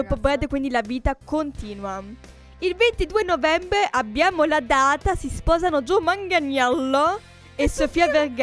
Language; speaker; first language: Italian; native; Italian